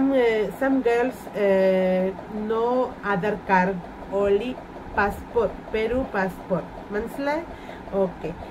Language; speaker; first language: English; non-native, learner; Spanish